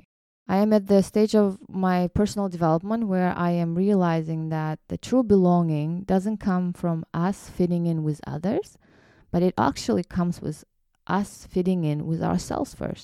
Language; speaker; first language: English; non-native, fluent; Kyrgyz